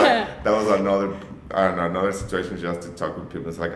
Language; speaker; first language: English; non-native, learner; Spanish